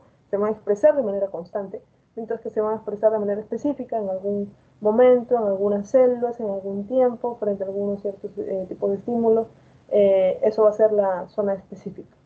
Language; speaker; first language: Spanish; native; Spanish